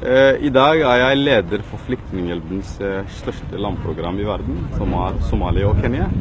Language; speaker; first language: Norwegian; non-native, fluent; Somali